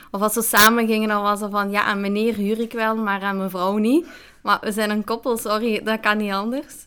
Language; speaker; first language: Dutch; early bilingual, other home language; Arabic